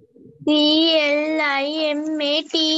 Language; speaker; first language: English; non-native, learner; Sinhala